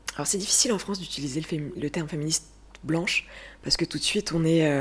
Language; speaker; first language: French; native; French